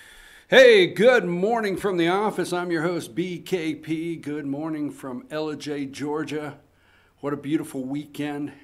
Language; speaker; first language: English; native; English